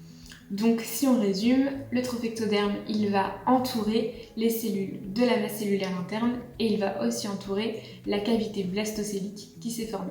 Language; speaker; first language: French; native; French